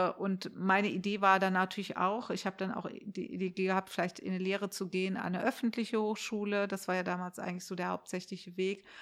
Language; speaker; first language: German; early bilingual, heritage; German